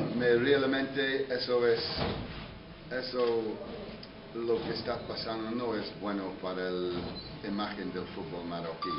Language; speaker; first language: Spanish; non-native, fluent; English